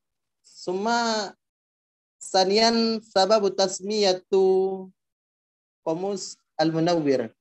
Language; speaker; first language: Arabic; non-native, learner; Indonesian